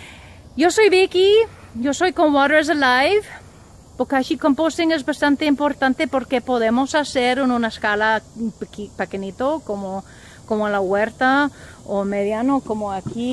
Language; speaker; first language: Spanish; non-native, learner; English